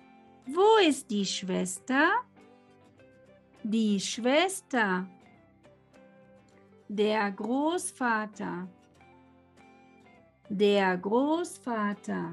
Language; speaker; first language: German; non-native, fluent; Spanish